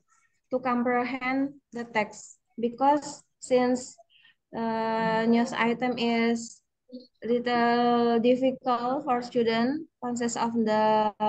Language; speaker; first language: English; non-native, learner; Indonesian